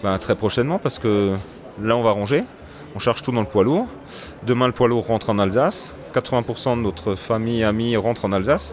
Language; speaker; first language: French; native; French